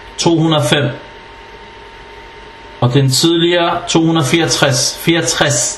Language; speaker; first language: Danish; early bilingual, other home language; Arabic